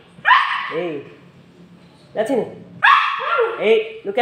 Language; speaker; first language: English; non-native, learner; Indonesian